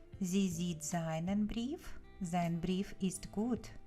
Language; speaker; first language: German; non-native, fluent; Ukrainian